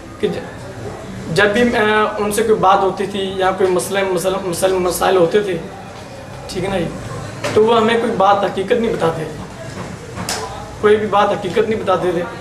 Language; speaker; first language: Urdu; non-native, local second language; Punjabi